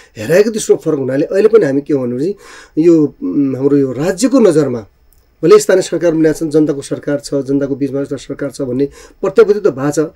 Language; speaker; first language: Nepali; native; Nepali